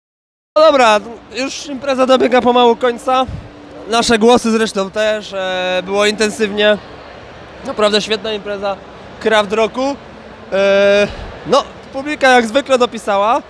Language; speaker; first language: Polish; native; Polish